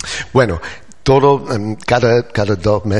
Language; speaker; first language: Spanish; non-native, learner; English